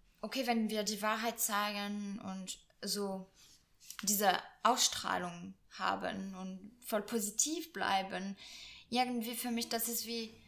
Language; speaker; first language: German; non-native, fluent; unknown